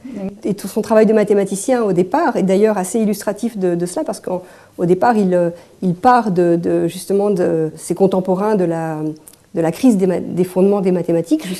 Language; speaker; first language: French; native; French